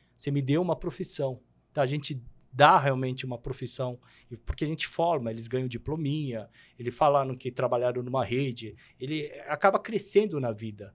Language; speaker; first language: Portuguese; early bilingual, other home language; Korean